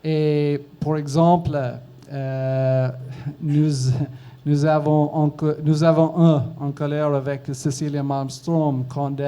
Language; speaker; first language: French; non-native, learner; English